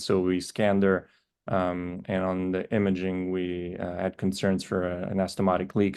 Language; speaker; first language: English; native; English